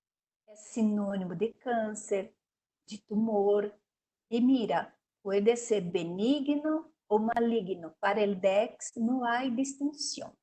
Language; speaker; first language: Spanish; non-native, learner; Portuguese